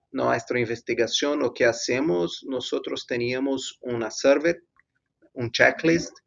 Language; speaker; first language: Spanish; non-native, fluent; Portuguese